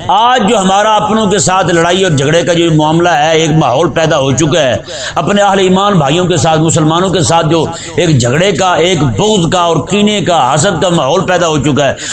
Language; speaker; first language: Urdu; non-native, local second language; Punjabi